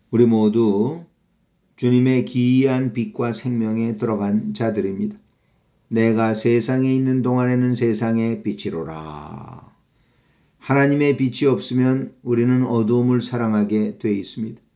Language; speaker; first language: Korean; native; Korean